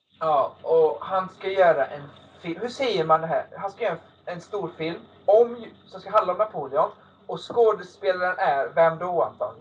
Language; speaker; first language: Swedish; native; Swedish